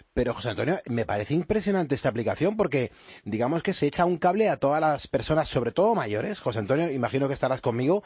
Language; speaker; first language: Spanish; native; Spanish